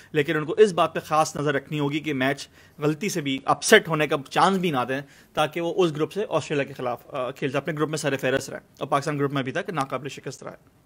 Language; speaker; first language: Urdu; native; Urdu